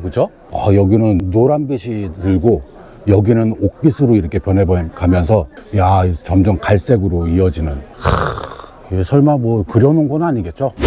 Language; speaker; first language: Korean; native; Korean